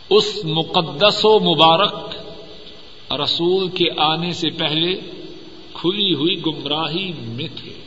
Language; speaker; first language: Urdu; non-native, local second language; Punjabi